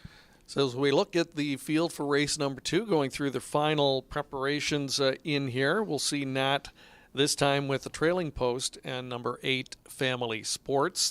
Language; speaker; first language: English; native; English